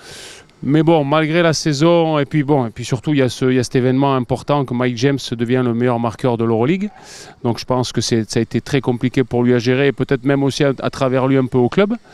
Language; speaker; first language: French; native; French